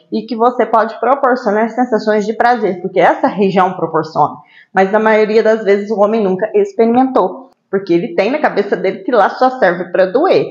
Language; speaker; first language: Portuguese; native; Portuguese